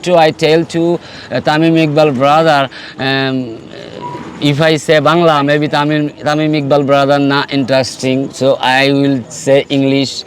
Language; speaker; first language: English; non-native, local second language; Bangla